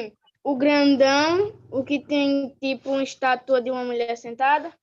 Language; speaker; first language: Portuguese; native; Portuguese